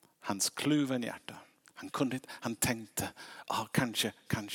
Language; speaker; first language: Swedish; non-native, fluent; English